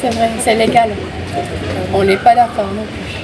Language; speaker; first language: French; non-native, fluent; Thai